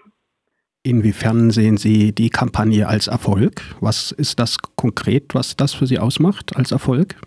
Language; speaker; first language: German; native; German